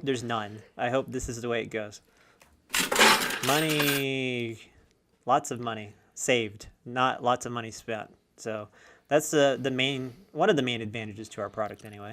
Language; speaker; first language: English; native; English